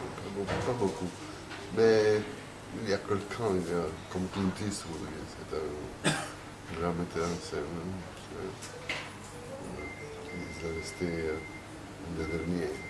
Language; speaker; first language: French; non-native, fluent; Italian